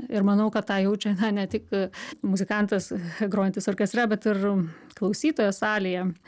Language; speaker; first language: Lithuanian; native; Lithuanian